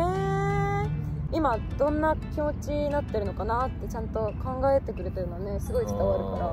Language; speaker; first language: Japanese; non-native, fluent; Polish